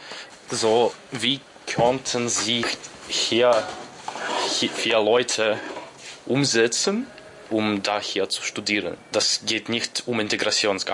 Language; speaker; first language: German; non-native, learner; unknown